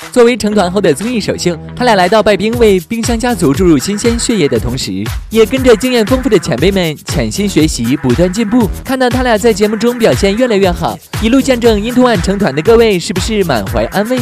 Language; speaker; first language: Chinese; native; Chinese